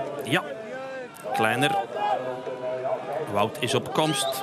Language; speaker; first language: Dutch; native; Dutch